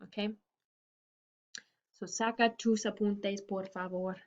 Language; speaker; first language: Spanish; non-native, fluent; English